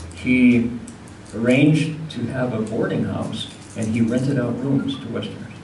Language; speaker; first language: English; native; English